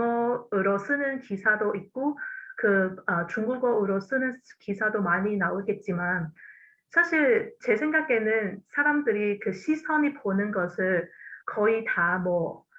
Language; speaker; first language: Korean; non-native, fluent; Cantonese